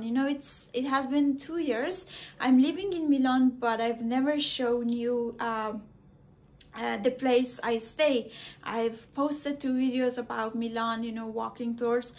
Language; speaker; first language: English; non-native, fluent; Persian